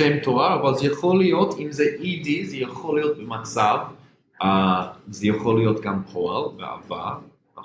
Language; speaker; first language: Hebrew; non-native, fluent; English